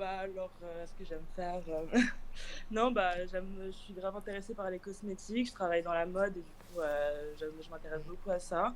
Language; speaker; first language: French; native; French